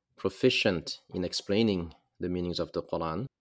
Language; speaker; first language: English; non-native, fluent; Arabic